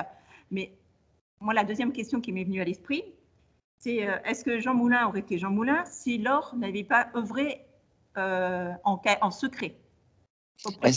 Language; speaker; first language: French; native; French